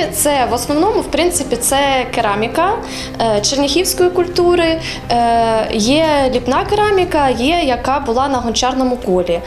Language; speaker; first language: Ukrainian; native; Ukrainian